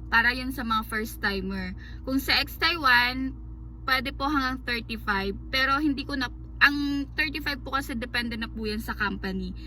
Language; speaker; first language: Filipino; native; Filipino